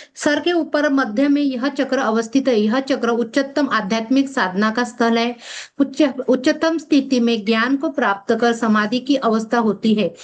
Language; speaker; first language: Hindi; non-native, local second language; Marathi